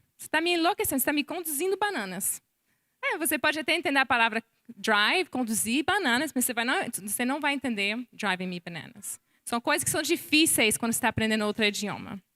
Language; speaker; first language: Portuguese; non-native, fluent; English